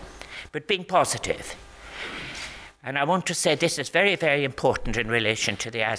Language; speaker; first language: English; native; English